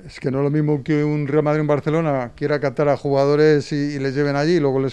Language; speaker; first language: Spanish; native; Spanish